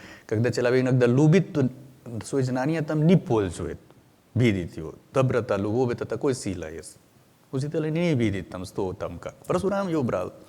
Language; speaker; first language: Russian; non-native, learner; Hindi